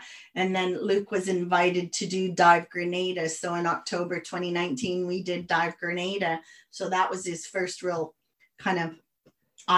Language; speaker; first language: English; native; English